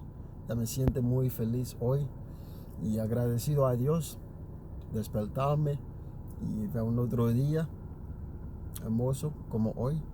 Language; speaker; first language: Spanish; non-native, learner; Haitian Creole